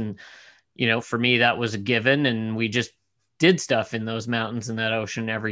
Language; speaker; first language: English; native; English